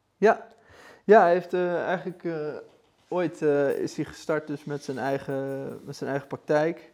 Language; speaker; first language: Dutch; native; Dutch